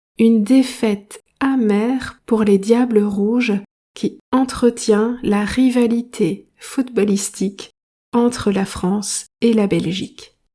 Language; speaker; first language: French; native; French